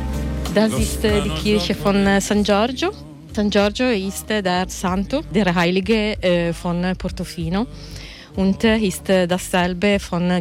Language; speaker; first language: German; non-native, learner; Italian